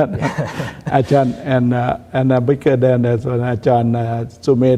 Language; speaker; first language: English; non-native, learner; Thai